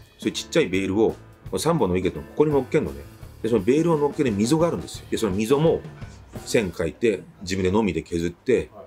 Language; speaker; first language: Japanese; native; Japanese